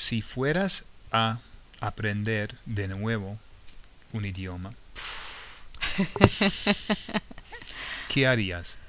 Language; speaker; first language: Spanish; non-native, fluent; English